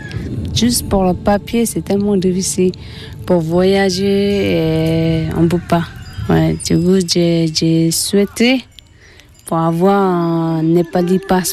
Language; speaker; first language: French; non-native, learner; Tibetan